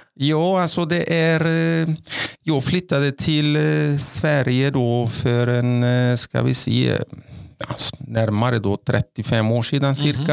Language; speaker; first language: Norwegian; non-native, fluent; Greek